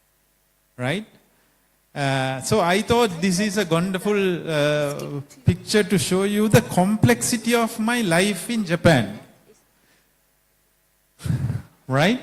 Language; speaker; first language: English; non-native, local second language; Sinhala